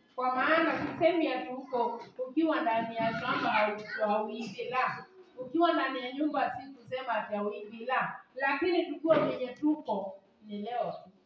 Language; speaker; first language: Swahili; non-native, local second language; Kikuyu